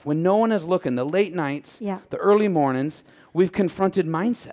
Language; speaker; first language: English; native; English